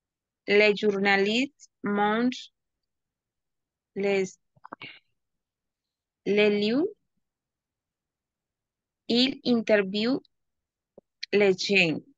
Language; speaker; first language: French; non-native, learner; Spanish